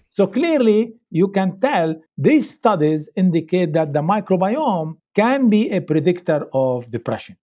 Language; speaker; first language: English; non-native, fluent; Arabic